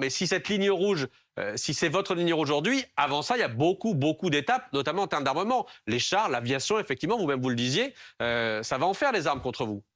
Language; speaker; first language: French; native; French